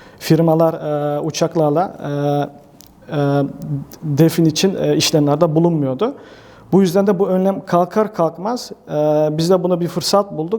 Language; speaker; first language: Turkish; early bilingual, heritage; Turkish